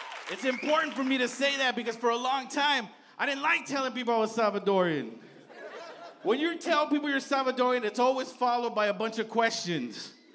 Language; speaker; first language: English; early bilingual, other home language; Spanish